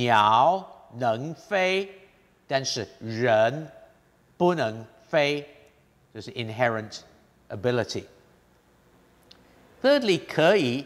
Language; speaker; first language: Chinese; non-native, fluent; English